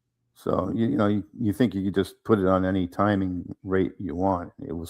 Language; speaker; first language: English; native; English